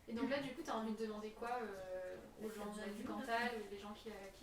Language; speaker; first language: French; native; French